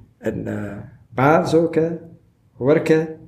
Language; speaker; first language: Dutch; non-native, learner; Arabic